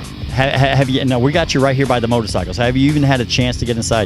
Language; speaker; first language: English; native; English